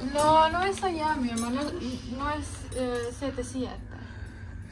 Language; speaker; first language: Spanish; non-native, learner; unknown